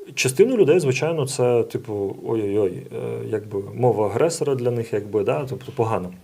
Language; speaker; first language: Ukrainian; non-native, local second language; Russian